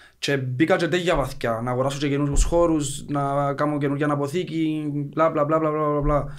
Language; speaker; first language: Greek; native; Greek